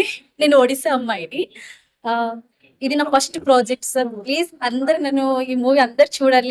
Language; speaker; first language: Telugu; non-native, learner; Odia